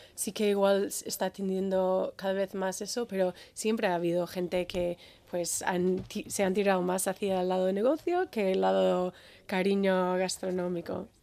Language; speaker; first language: Spanish; non-native, fluent; English